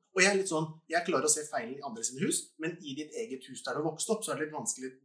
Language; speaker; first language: Norwegian; native; Norwegian